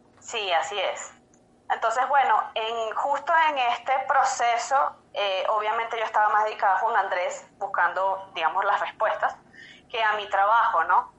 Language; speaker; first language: Spanish; native; Spanish